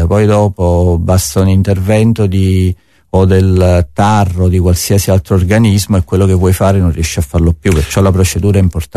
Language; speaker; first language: Italian; native; Italian